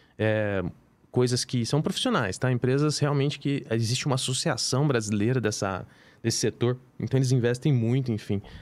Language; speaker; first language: Portuguese; native; Portuguese